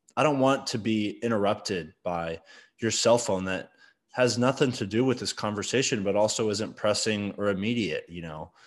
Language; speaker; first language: English; native; English